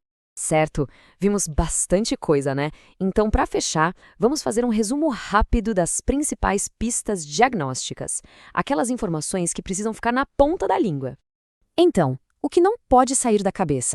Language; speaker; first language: Portuguese; native; Portuguese